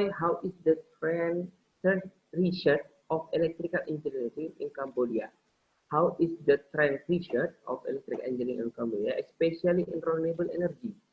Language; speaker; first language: English; non-native, learner; Indonesian